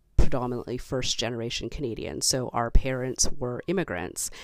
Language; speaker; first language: English; native; English